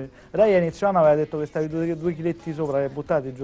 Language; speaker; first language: Italian; native; Italian